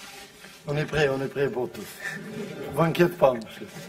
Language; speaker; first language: French; non-native, learner; Arabic